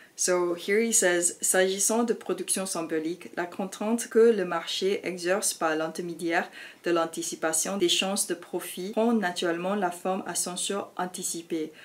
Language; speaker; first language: French; non-native, fluent; English